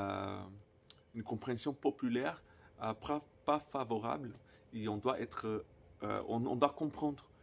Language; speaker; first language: French; non-native, fluent; Portuguese